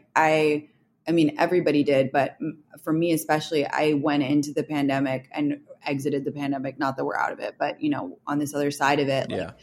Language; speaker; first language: English; native; English